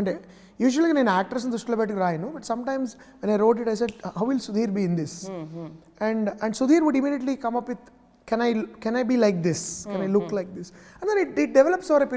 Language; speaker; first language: Telugu; native; Telugu